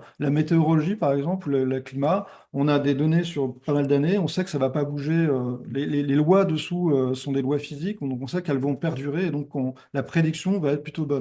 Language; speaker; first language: French; native; French